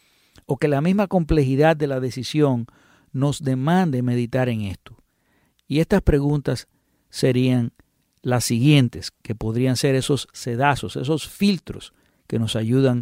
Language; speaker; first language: Spanish; native; Spanish